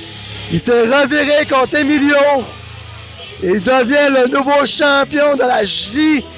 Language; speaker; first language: French; native; French